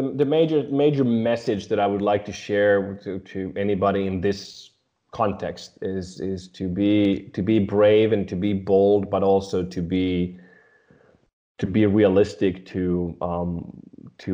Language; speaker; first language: English; non-native, fluent; Swedish